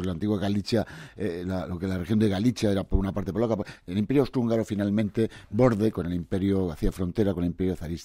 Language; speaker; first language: Spanish; native; Spanish